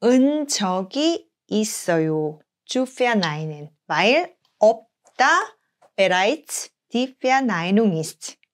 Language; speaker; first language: German; non-native, fluent; Korean